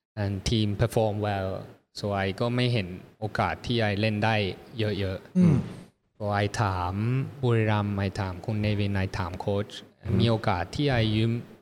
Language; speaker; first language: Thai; early bilingual, heritage; Thai